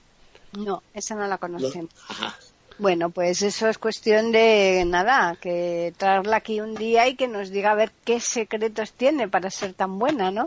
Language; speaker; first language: Spanish; native; Spanish